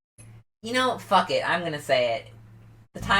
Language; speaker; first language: English; native; English